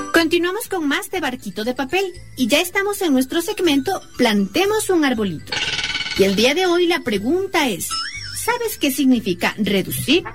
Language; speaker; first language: Spanish; native; Spanish